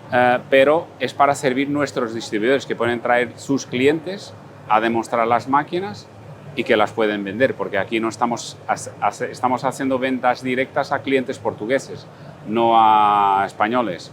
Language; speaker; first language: Spanish; non-native, fluent; Portuguese